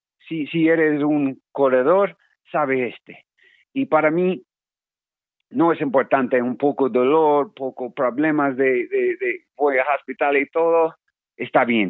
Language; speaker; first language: Spanish; non-native, learner; English